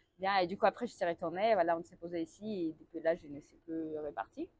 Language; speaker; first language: French; non-native, learner; Russian